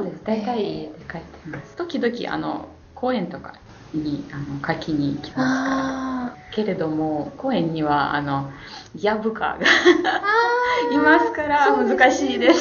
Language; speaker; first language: Japanese; non-native, fluent; Ukrainian